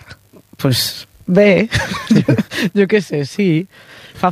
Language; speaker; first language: Catalan; non-native, learner; Spanish